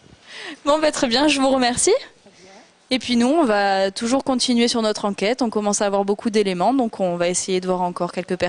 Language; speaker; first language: French; native; French